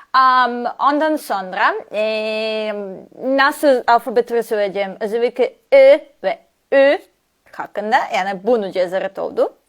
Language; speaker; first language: Turkish; non-native, learner; Serbian